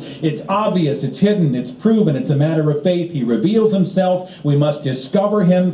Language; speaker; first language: English; native; English